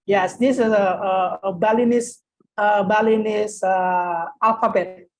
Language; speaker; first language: English; non-native, learner; Indonesian